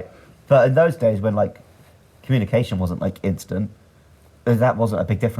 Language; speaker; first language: English; native; English